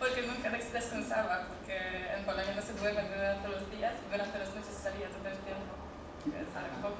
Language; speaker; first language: Spanish; non-native, learner; Polish